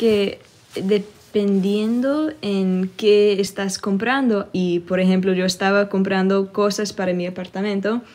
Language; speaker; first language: Spanish; early bilingual, heritage; Spanish